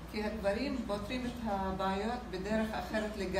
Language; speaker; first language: Hebrew; non-native, local second language; Arabic